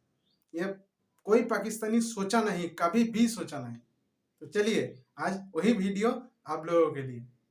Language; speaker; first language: Hindi; non-native, local second language; Bangla